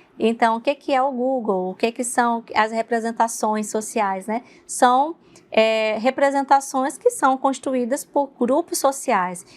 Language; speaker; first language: Portuguese; native; Portuguese